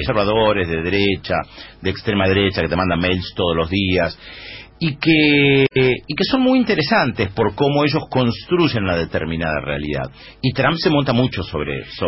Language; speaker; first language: Spanish; native; Spanish